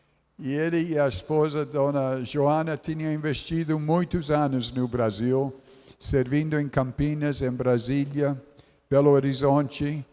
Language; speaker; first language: Portuguese; non-native, fluent; English